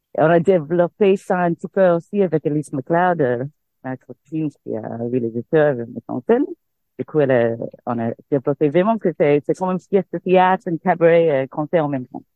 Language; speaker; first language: French; non-native, fluent; English